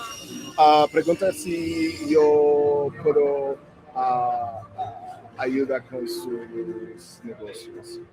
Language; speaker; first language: Spanish; non-native, learner; English